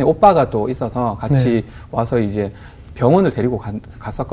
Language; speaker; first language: Korean; native; Korean